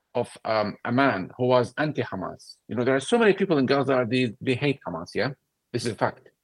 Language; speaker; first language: English; non-native, fluent; Arabic